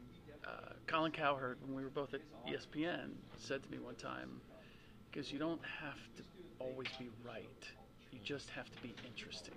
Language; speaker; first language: English; early bilingual, other home language; German